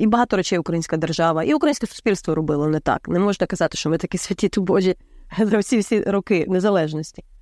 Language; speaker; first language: Ukrainian; native; Ukrainian